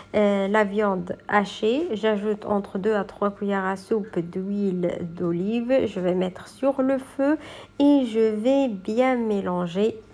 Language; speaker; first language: French; non-native, local second language; Arabic